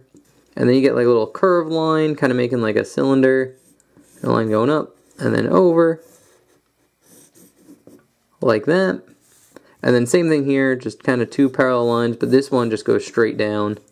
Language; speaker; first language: English; native; English